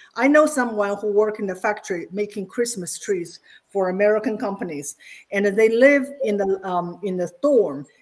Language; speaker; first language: English; non-native, fluent; Chinese